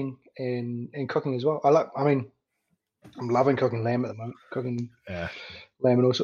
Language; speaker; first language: English; native; English